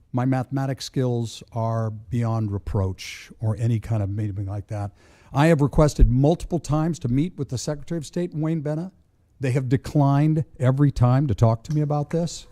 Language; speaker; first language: English; native; English